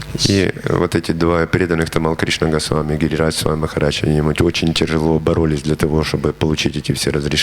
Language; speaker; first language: Russian; native; Russian